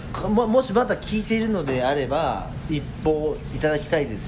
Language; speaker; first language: Japanese; native; Japanese